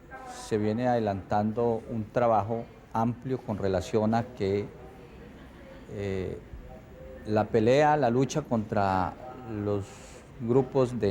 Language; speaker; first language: Spanish; native; Spanish